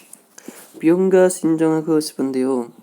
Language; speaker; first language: Korean; non-native, fluent; Indonesian